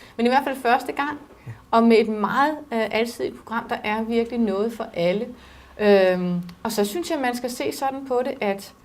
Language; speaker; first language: Danish; native; Danish